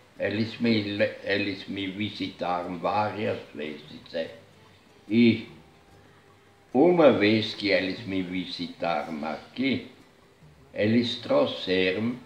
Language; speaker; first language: Portuguese; non-native, fluent; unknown